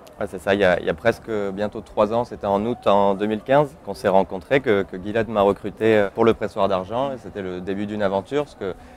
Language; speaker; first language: French; native; French